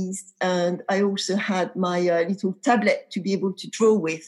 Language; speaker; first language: English; non-native, fluent; French